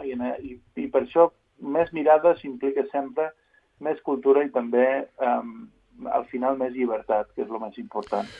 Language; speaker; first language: Catalan; non-native, local second language; English